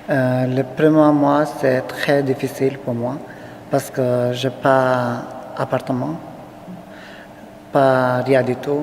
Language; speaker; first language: French; non-native, learner; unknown